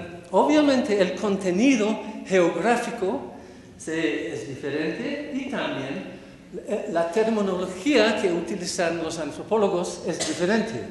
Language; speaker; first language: Spanish; non-native, fluent; English